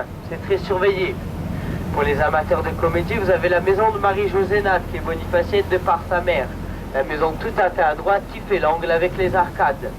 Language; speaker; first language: French; native; French